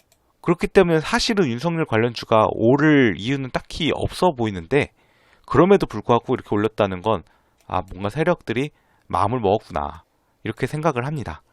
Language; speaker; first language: Korean; native; Korean